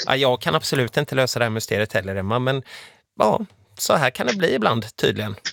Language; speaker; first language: Swedish; native; Swedish